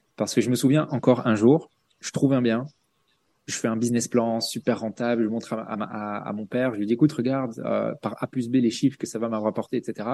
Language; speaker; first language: French; native; French